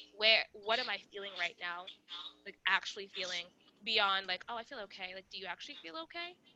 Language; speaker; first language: English; non-native, local second language; Kinyarwanda